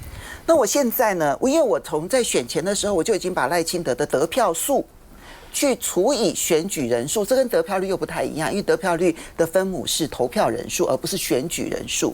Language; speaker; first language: Chinese; native; Chinese